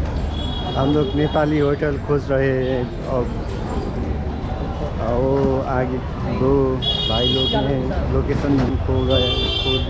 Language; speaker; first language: Hindi; non-native, learner; Nepali